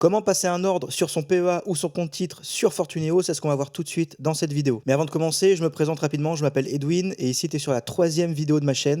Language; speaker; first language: French; native; French